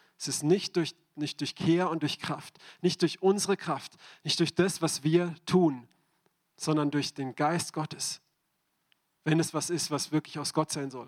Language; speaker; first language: German; native; German